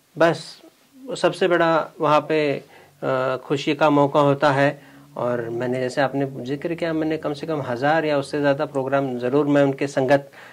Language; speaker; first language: Hindi; non-native, local second language; Marathi